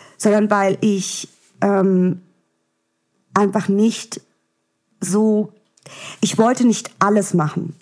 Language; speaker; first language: German; early bilingual, other home language; Russian